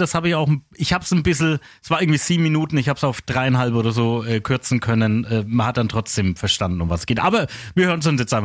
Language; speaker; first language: German; native; German